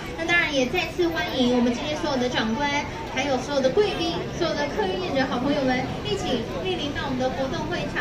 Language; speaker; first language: Chinese; native; Chinese